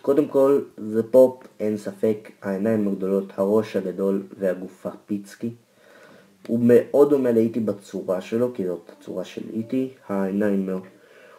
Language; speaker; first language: Hebrew; native; Hebrew